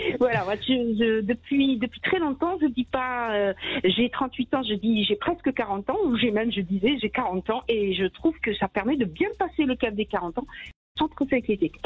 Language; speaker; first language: French; early bilingual, other home language; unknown